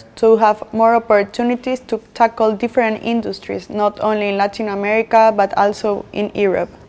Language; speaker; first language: English; non-native, fluent; Spanish